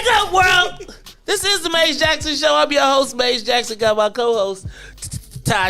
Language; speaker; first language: English; native; English